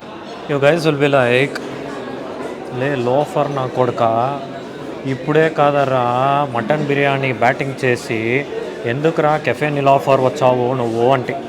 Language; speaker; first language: Telugu; non-native, learner; Kannada